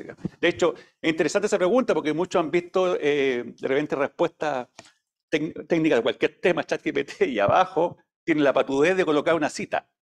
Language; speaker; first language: Spanish; native; Spanish